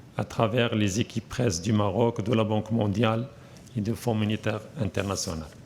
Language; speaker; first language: French; non-native, local second language; Arabic